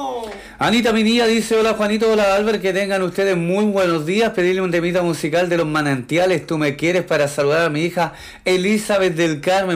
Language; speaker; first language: Spanish; native; Spanish